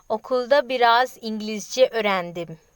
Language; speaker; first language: Turkish; non-native, learner; Urdu